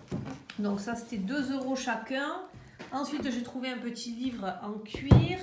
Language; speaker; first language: French; native; French